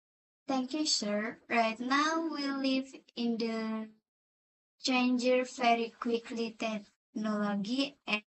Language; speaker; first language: English; non-native, learner; Indonesian